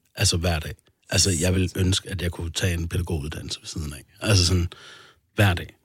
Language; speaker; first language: Danish; early bilingual, other home language; Arabic